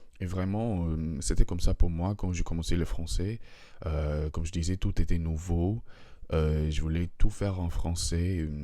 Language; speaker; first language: French; non-native, fluent; English